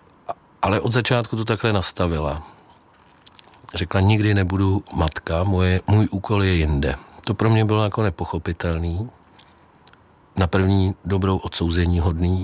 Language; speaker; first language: Czech; native; Czech